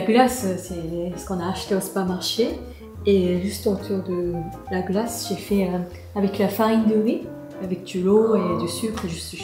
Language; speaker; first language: French; non-native, fluent; Japanese